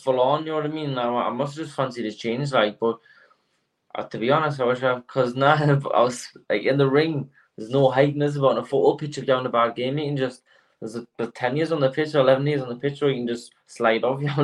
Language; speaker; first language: English; native; English